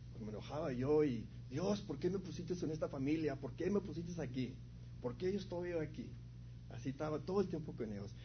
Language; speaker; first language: Spanish; early bilingual, heritage; Spanish